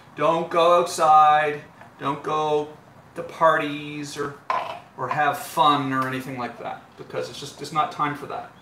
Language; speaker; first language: English; native; English